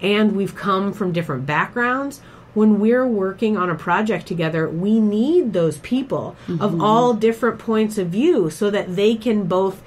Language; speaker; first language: English; native; English